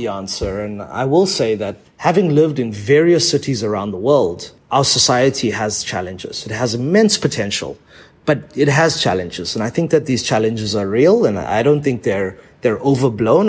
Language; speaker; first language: English; native; English